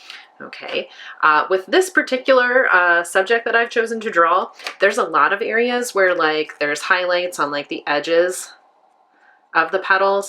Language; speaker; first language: English; native; English